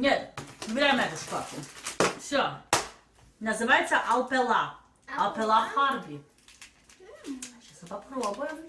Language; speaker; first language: Russian; native; Russian